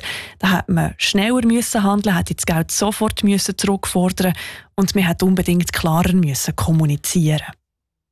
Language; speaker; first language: German; native; German